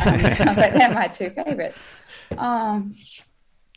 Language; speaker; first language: English; native; English